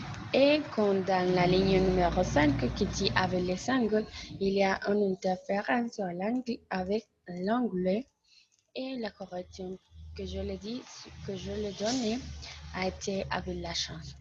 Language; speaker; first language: French; non-native, learner; Spanish